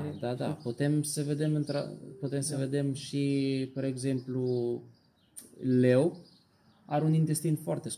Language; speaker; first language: Romanian; non-native, learner; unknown